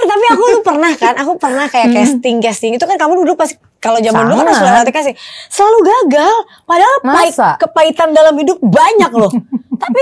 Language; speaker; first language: Indonesian; native; Indonesian